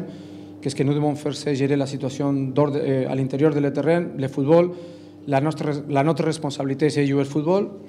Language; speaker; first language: French; non-native, learner; Spanish